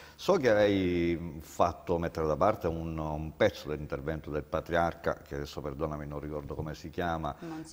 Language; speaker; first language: Italian; native; Italian